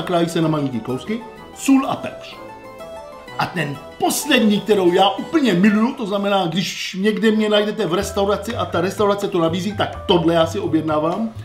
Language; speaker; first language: Czech; non-native, fluent; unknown